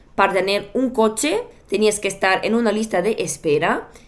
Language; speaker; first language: Spanish; non-native, fluent; Bulgarian